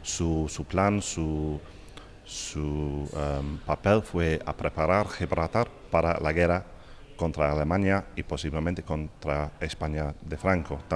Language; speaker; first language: Spanish; non-native, fluent; English